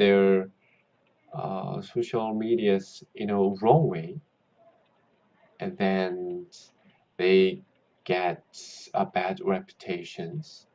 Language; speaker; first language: English; non-native, learner; Korean